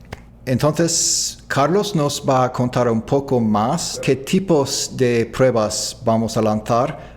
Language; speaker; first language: Spanish; non-native, fluent; English